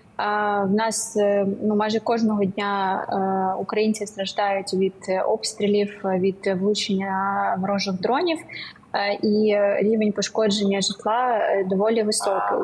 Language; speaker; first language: Ukrainian; native; Ukrainian